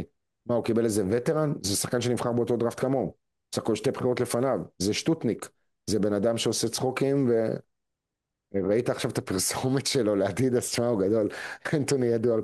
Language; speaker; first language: Hebrew; native; Hebrew